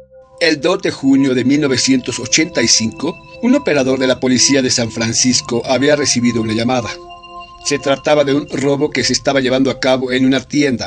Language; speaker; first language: Spanish; native; Spanish